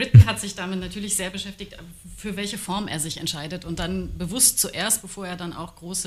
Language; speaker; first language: German; native; German